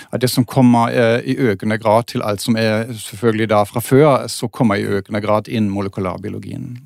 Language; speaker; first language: Norwegian; non-native, fluent; German